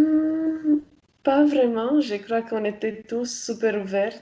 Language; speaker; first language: French; non-native, fluent; Romanian